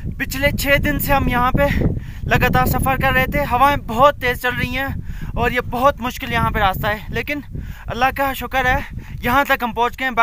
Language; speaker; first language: Urdu; non-native, local second language; Sindhi